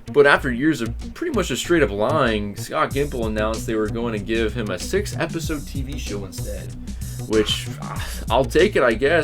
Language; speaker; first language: English; native; English